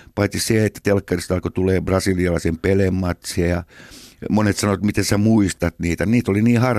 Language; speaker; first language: Finnish; native; Finnish